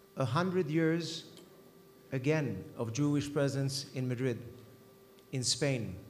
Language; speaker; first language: English; non-native, fluent; Spanish